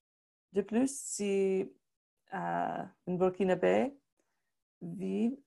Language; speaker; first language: French; non-native, fluent; English